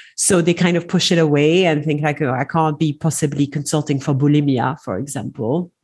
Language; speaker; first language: English; non-native, fluent; French